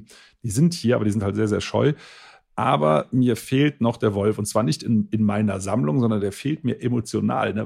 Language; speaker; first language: German; native; German